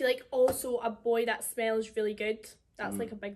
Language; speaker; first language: English; native; English